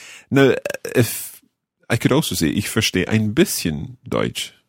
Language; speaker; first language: German; non-native, learner; English